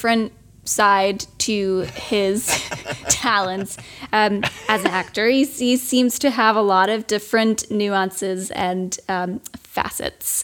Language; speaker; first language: English; non-native, fluent; German